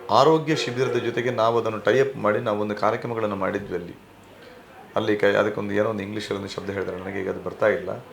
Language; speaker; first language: Kannada; non-native, local second language; Tulu